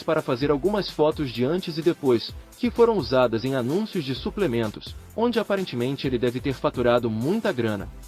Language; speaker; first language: Portuguese; native; Portuguese